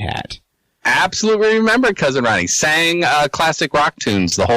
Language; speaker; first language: English; native; English